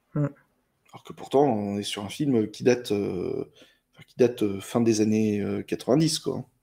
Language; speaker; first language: French; native; French